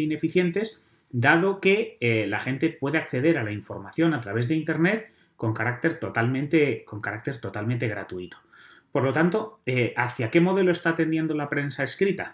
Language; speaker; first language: Spanish; native; Spanish